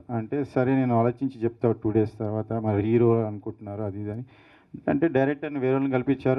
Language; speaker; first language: Telugu; native; Telugu